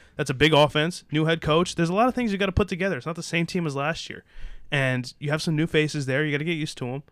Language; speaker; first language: English; native; English